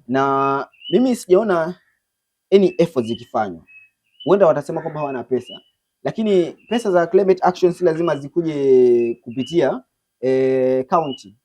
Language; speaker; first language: Swahili; native; Swahili